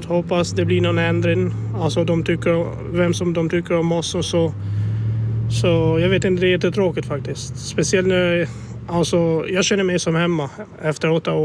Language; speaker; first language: Swedish; non-native, fluent; Albanian